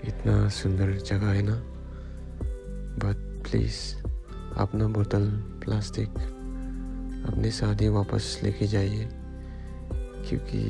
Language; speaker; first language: Hindi; non-native, local second language; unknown